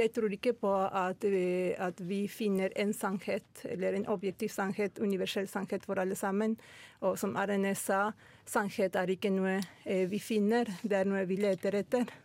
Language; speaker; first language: Norwegian; non-native, fluent; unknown